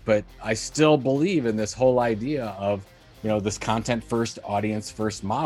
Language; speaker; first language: English; native; English